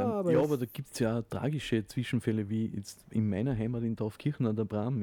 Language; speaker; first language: German; native; German